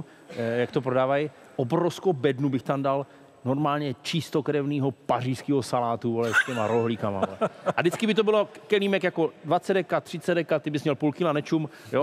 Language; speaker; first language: Czech; native; Czech